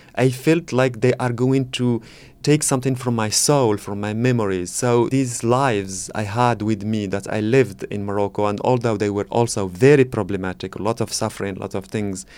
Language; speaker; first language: English; non-native, fluent; Arabic